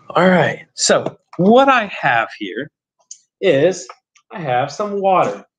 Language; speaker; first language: English; native; English